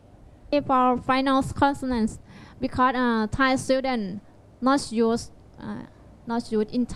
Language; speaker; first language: English; non-native, learner; Thai